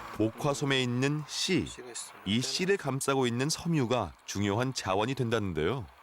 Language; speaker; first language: Korean; native; Korean